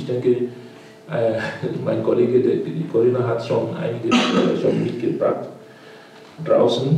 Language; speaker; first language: German; non-native, fluent; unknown